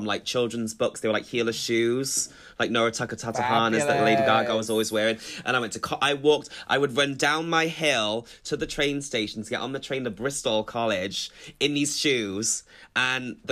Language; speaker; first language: English; native; English